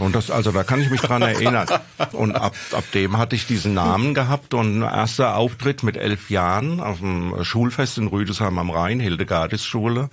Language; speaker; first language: German; native; German